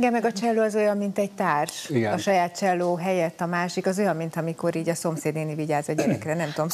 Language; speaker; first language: Hungarian; native; Hungarian